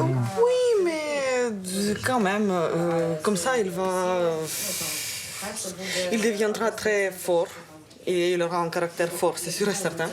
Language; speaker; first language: French; non-native, fluent; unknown